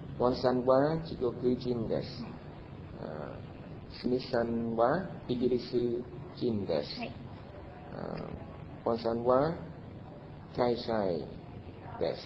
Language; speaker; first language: Japanese; non-native, learner; Vietnamese